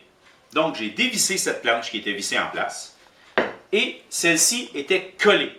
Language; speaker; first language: French; native; French